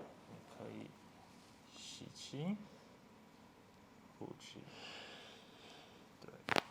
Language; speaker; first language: Chinese; non-native, learner; English